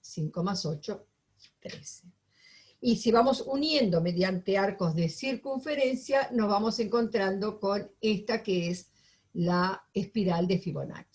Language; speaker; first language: Spanish; native; Spanish